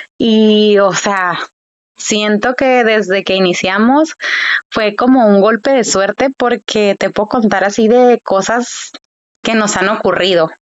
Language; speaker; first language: Spanish; early bilingual, heritage; Spanish